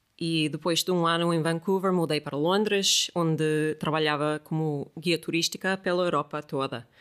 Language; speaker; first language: Portuguese; non-native, fluent; English